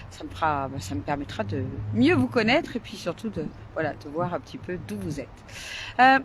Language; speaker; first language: French; native; French